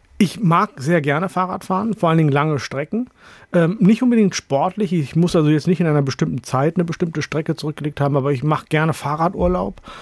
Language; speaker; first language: German; early bilingual, other home language; Urdu